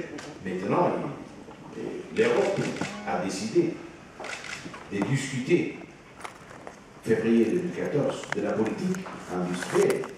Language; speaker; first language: French; non-native, fluent; Italian